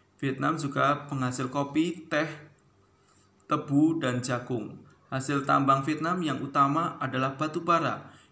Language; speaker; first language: Indonesian; native; Indonesian